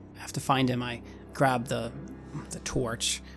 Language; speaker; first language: English; non-native, fluent; Swedish